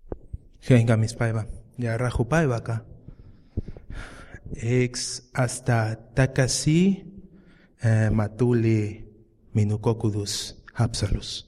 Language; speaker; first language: Estonian; non-native, learner; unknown